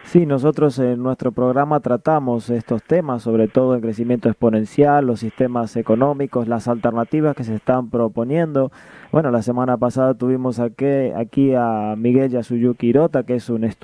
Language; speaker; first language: Spanish; native; Spanish